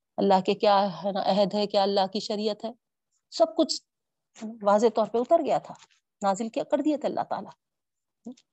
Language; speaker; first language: Urdu; native; Urdu